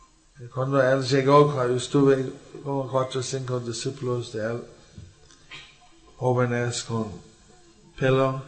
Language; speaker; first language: Spanish; non-native, learner; English